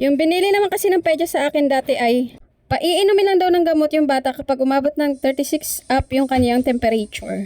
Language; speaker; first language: Filipino; native; Filipino